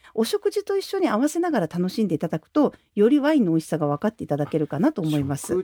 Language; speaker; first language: Japanese; native; Japanese